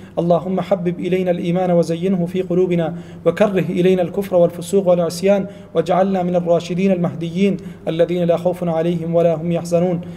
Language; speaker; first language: Arabic; non-native, fluent; Malay